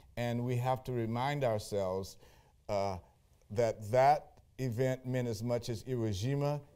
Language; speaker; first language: English; native; English